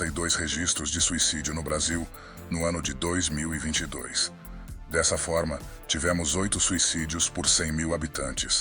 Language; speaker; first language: Portuguese; native; Portuguese